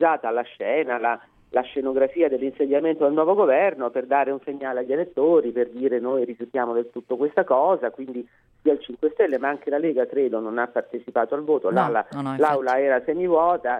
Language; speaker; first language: Italian; native; Italian